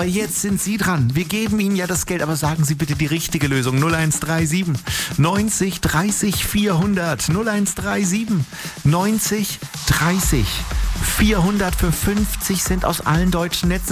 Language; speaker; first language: German; native; German